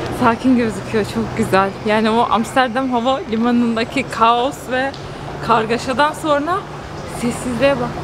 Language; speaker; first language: Turkish; early bilingual, heritage; Turkish